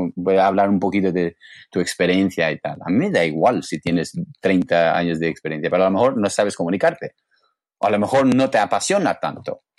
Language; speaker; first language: Spanish; non-native, learner; English